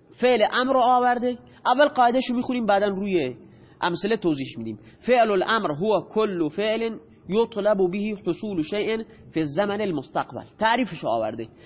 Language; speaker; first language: Persian; non-native, local second language; Baluchi